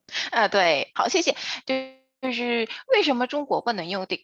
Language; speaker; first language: Chinese; non-native, fluent; Indonesian